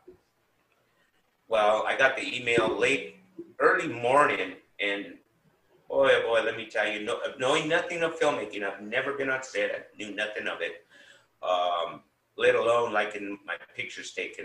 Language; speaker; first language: English; native; English